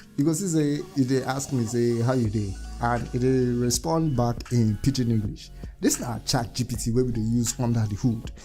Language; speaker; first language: Nigerian Pidgin; native; Nigerian Pidgin